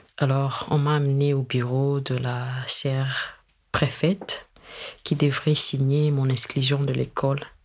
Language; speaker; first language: French; non-native, local second language; Lingala